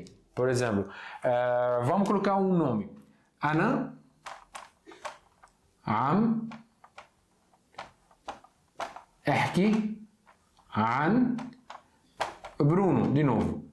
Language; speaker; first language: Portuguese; non-native, fluent; Arabic